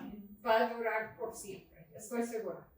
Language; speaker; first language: Spanish; non-native, learner; English